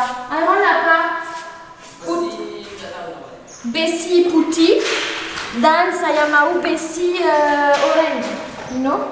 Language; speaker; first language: Indonesian; non-native, learner; French